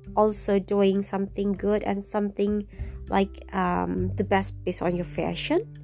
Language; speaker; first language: English; non-native, fluent; Indonesian